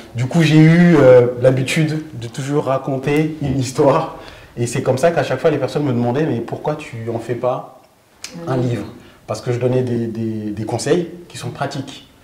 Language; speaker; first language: French; early bilingual, other home language; Fula